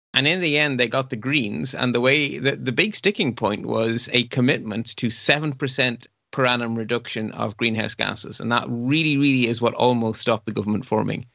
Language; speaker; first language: English; non-native, fluent; Dutch